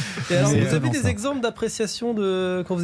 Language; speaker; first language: French; native; French